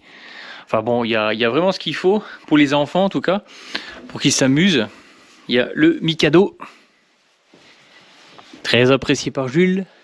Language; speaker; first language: French; native; French